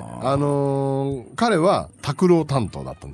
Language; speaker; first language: Japanese; native; Japanese